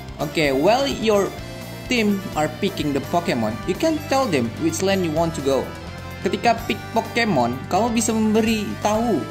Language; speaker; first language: English; non-native, learner; Indonesian